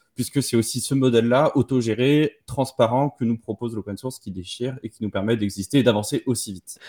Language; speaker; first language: French; native; French